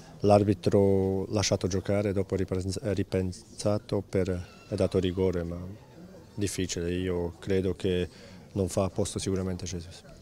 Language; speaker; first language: Italian; non-native, fluent; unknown